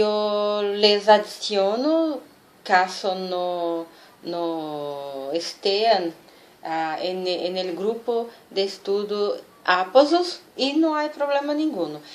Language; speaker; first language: Spanish; non-native, fluent; Portuguese